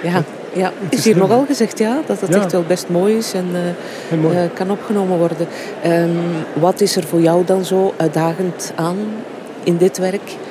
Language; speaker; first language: Dutch; native; Dutch